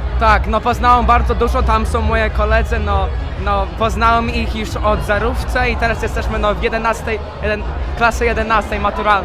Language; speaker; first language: Polish; early bilingual, heritage; Polish